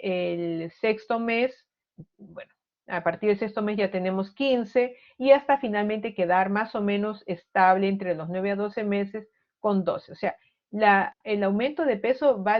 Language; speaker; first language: Spanish; native; Spanish